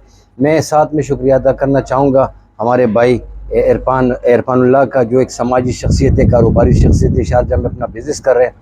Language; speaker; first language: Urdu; non-native, local second language; Pashto